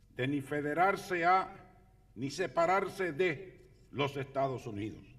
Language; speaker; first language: Spanish; native; Spanish